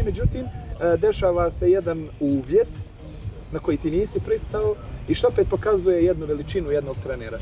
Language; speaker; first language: Serbian; native; Serbian